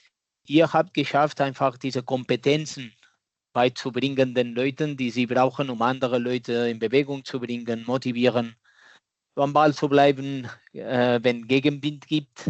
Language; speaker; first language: German; non-native, fluent; Catalan